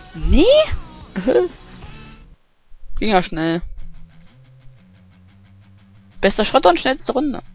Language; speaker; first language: German; native; German